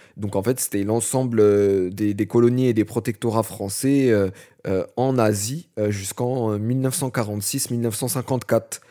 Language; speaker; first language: French; native; French